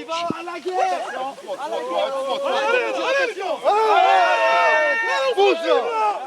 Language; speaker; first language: French; non-native, fluent; German